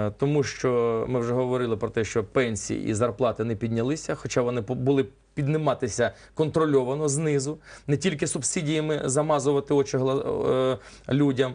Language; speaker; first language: Ukrainian; non-native, local second language; Russian